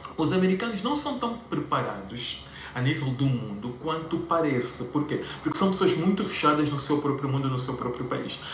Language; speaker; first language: Portuguese; native; Portuguese